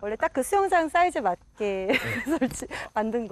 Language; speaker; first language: Korean; early bilingual, heritage; Korean